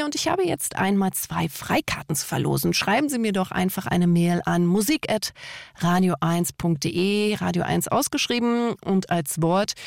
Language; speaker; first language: German; native; German